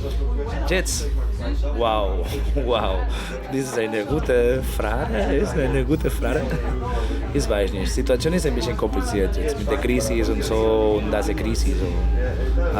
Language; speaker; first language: German; non-native, learner; Spanish